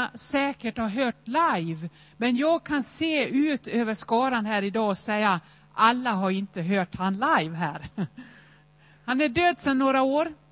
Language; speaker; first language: Swedish; native; Swedish